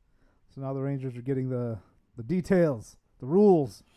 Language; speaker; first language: English; native; English